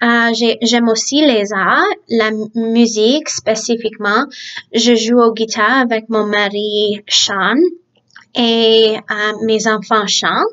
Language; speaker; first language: French; early bilingual, other home language; Czech